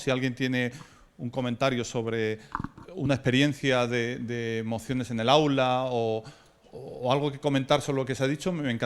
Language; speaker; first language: Spanish; native; Spanish